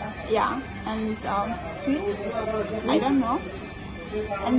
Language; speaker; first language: English; non-native, fluent; Persian